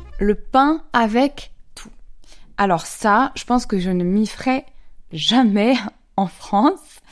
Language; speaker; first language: French; native; French